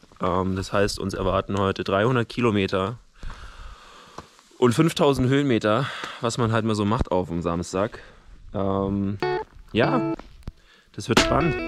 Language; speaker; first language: German; native; German